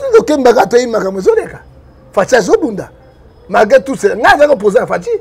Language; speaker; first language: French; non-native, local second language; Lingala